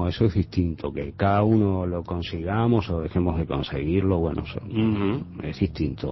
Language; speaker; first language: Spanish; native; Spanish